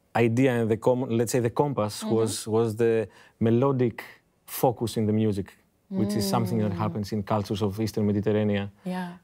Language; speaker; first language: English; non-native, fluent; Greek